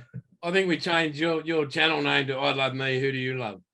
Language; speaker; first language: English; native; English